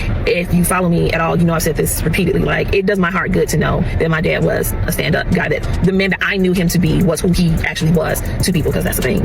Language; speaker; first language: English; native; English